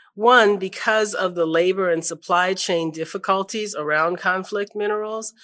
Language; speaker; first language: English; native; English